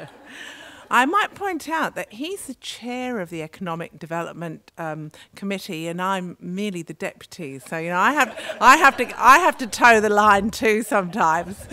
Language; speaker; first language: English; native; English